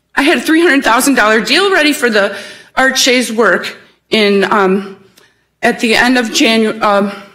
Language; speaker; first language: English; native; English